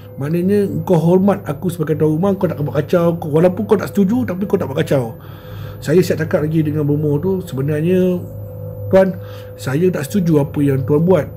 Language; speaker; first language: Malay; native; Malay